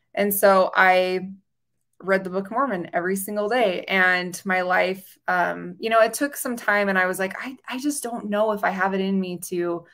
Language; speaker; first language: English; native; English